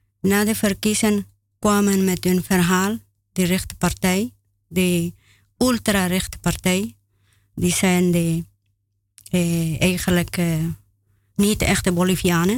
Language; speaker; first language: Dutch; non-native, learner; Spanish